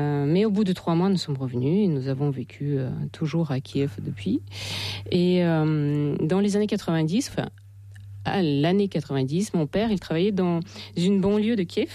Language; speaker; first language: French; non-native, fluent; Russian